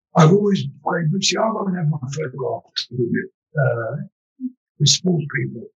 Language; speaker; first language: English; native; English